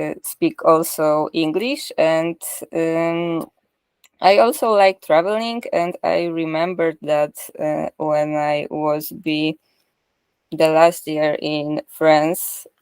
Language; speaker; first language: English; non-native, learner; Polish